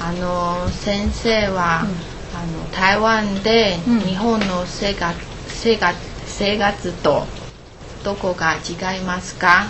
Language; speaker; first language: Japanese; non-native, learner; Chinese